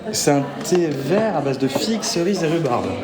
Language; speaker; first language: French; native; French